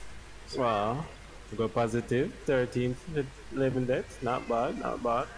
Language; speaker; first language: English; non-native, local second language; Jamaican Creole English